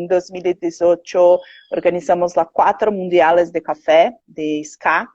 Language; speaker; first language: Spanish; non-native, learner; Portuguese